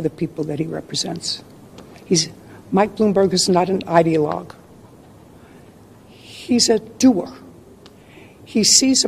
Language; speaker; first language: English; native; English